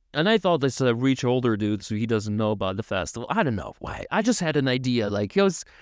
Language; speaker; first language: English; non-native, learner; Russian